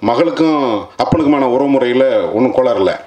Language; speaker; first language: Tamil; native; Tamil